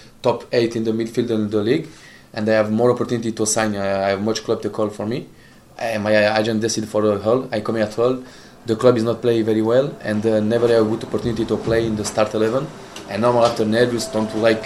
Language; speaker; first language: English; non-native, learner; Italian